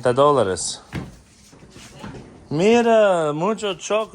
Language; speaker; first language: Spanish; non-native, learner; English